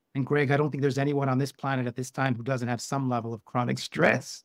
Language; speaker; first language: English; native; English